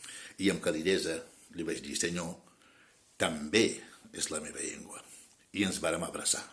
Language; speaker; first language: Catalan; non-native, fluent; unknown